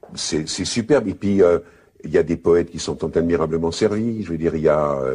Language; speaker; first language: French; native; French